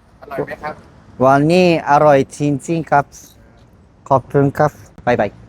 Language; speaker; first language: Thai; non-native, learner; Japanese